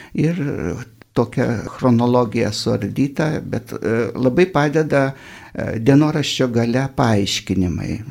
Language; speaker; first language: Lithuanian; native; Lithuanian